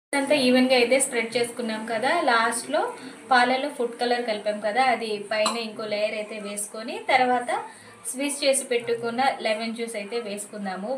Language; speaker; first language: Telugu; non-native, local second language; Urdu